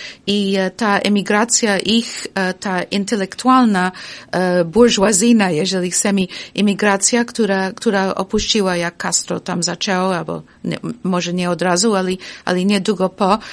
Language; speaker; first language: Polish; non-native, fluent; English